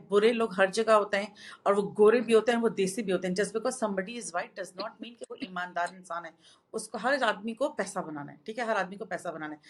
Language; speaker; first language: Urdu; native; Urdu